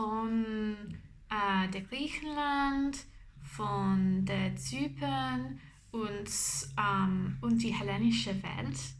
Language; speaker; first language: German; non-native, learner; English